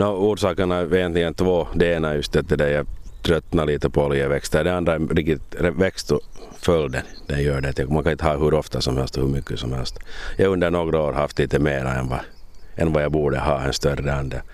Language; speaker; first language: Swedish; native; Swedish